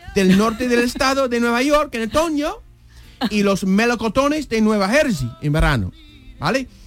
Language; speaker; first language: Spanish; non-native, fluent; English